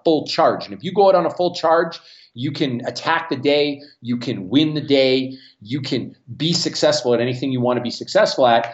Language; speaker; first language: English; native; English